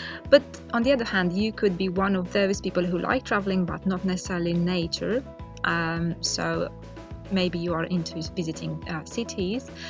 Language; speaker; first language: English; non-native, fluent; Romanian